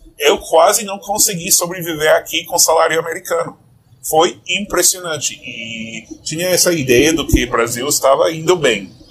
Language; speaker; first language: Portuguese; non-native, fluent; English